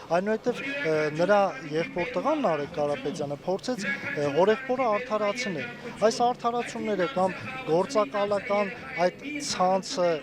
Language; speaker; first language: Armenian; native; Armenian